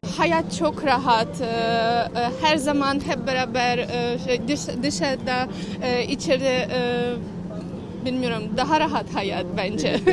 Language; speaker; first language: Turkish; non-native, learner; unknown